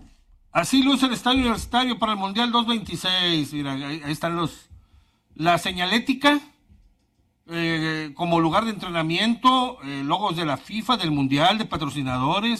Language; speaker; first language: Spanish; native; Spanish